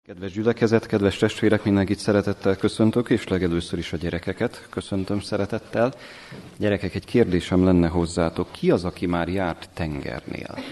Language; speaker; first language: Hungarian; native; Hungarian